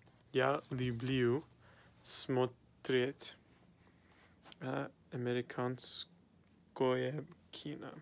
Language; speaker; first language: Russian; non-native, learner; English